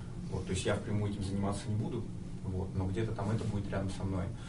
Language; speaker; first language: Russian; native; Russian